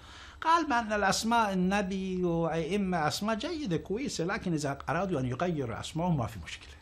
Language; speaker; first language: Arabic; non-native, fluent; Persian